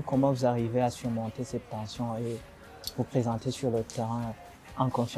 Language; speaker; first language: French; non-native, local second language; Rundi